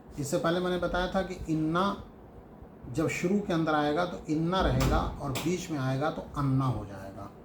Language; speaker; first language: Urdu; native; Urdu